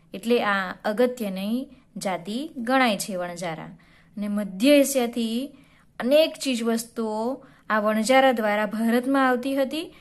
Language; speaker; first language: Gujarati; native; Gujarati